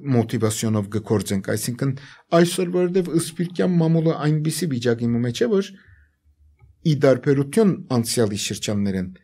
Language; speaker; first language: Armenian; native; Armenian